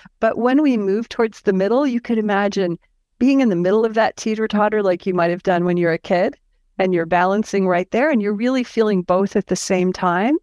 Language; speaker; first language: English; native; English